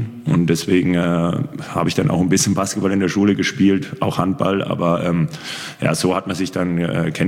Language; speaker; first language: German; native; German